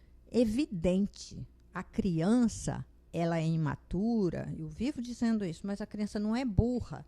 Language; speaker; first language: Portuguese; native; Portuguese